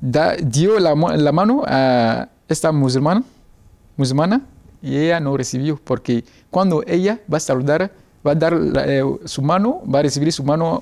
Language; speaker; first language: Spanish; non-native, learner; Ewe